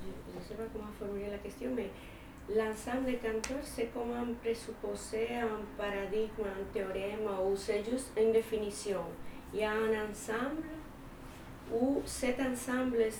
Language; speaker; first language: French; non-native, fluent; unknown